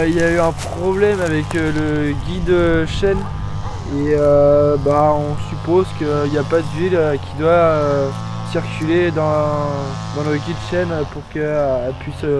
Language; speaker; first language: French; native; French